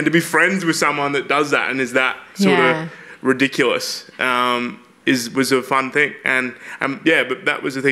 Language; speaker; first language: English; native; English